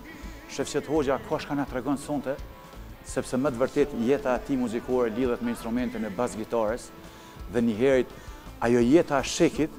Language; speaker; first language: Albanian; native; Albanian